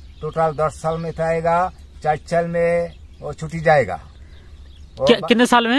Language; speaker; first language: Hindi; non-native, learner; Bangla